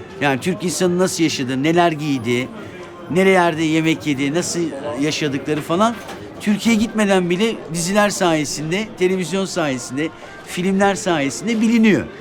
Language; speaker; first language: Turkish; native; Turkish